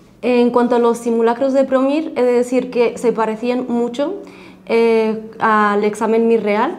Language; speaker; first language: Spanish; non-native, fluent; Arabic